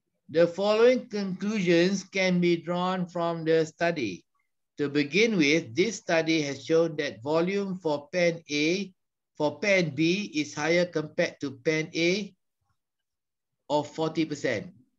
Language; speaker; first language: English; non-native, local second language; Malay